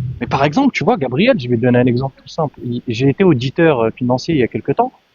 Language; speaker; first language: French; early bilingual, other home language; Arabic